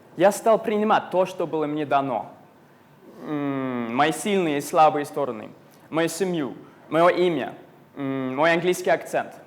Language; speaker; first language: Russian; non-native, fluent; English